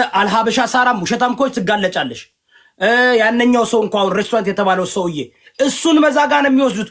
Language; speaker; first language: Amharic; early bilingual, heritage; Amharic